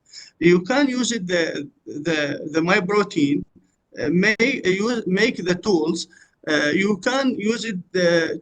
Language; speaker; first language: English; non-native, learner; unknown